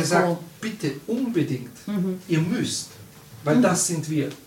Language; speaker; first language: German; non-native, fluent; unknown